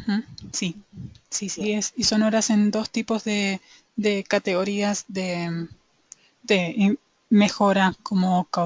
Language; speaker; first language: Spanish; native; Spanish